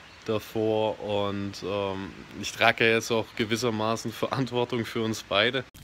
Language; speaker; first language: German; native; German